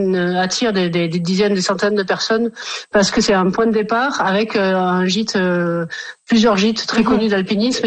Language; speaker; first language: French; native; French